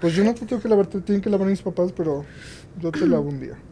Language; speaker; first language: Spanish; native; Spanish